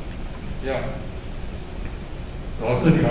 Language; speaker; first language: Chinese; early bilingual, heritage; Chinese